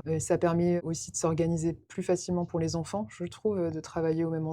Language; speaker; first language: French; native; French